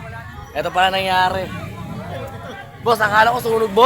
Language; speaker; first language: Filipino; native; Filipino